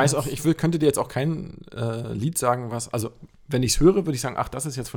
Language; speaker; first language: German; native; German